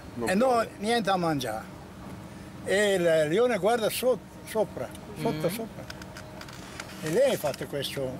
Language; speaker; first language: Italian; non-native, learner; Turkish